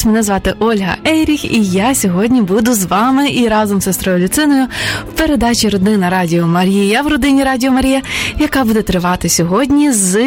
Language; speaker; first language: Ukrainian; native; Ukrainian